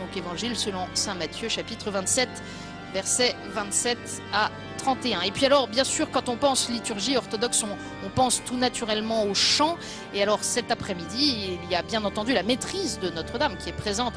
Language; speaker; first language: French; native; French